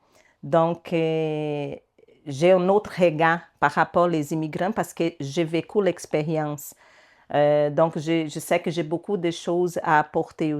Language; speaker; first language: French; non-native, learner; Portuguese